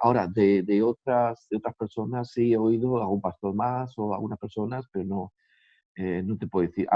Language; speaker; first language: Spanish; native; Spanish